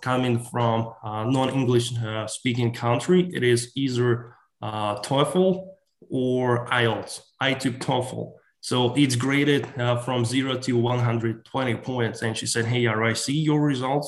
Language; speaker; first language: English; non-native, fluent; Ukrainian